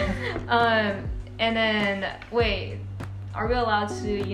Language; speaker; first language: English; non-native, local second language; Cantonese